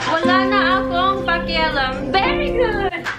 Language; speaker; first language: Filipino; early bilingual, heritage; English